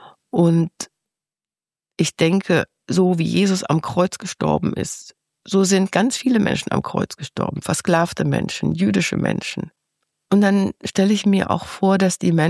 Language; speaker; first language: German; native; German